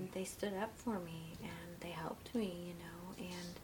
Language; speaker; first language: English; native; English